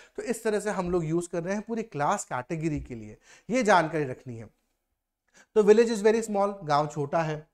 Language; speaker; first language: Hindi; native; Hindi